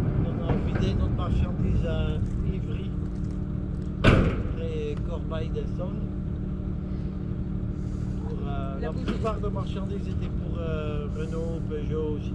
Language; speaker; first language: French; non-native, fluent; Dutch